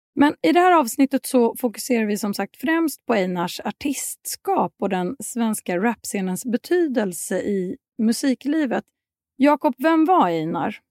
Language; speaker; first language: Swedish; native; Swedish